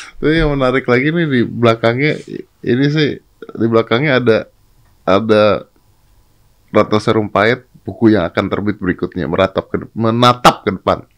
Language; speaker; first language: Indonesian; native; Indonesian